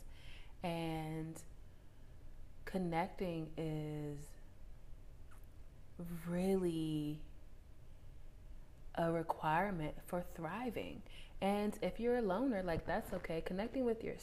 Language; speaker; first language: English; native; English